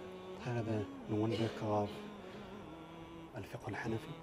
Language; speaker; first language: Norwegian; early bilingual, other home language; Urdu